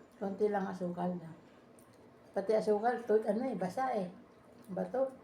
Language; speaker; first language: Filipino; non-native, local second language; Bikol